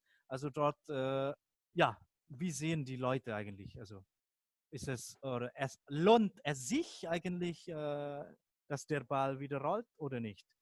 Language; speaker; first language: German; non-native, fluent; Indonesian